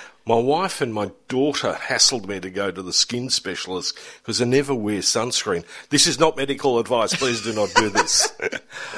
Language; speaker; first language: English; early bilingual, other home language; German